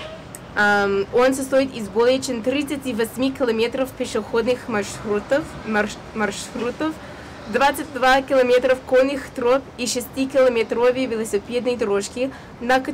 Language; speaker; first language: Russian; non-native, fluent; English